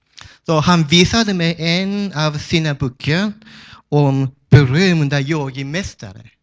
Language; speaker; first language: Swedish; non-native, fluent; Japanese